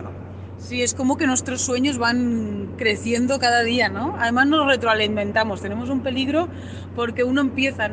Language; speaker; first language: Spanish; native; Spanish